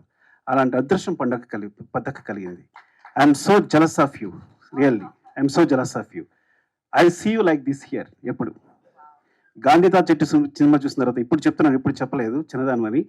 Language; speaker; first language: Telugu; native; Telugu